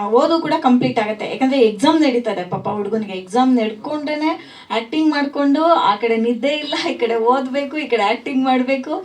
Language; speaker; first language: Kannada; native; Kannada